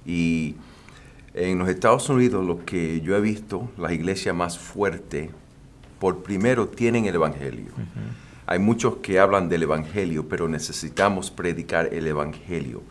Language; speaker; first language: Spanish; early bilingual, heritage; Spanish